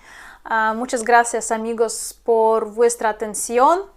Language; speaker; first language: Spanish; non-native, fluent; Russian